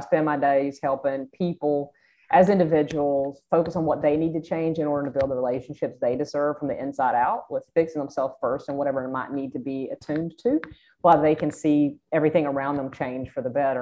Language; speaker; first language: English; native; English